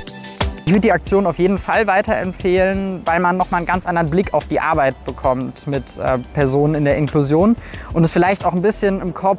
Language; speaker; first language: German; native; German